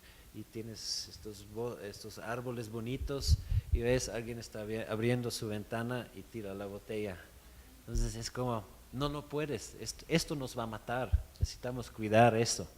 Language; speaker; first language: Spanish; non-native, fluent; German